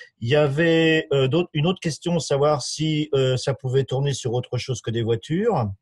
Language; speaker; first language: French; native; French